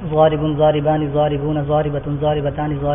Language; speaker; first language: Arabic; non-native, learner; Urdu